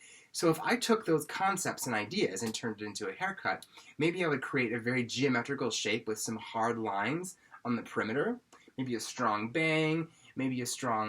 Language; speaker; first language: English; native; English